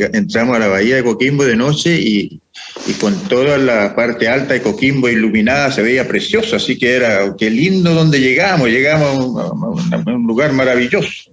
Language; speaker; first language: Spanish; early bilingual, other home language; Italian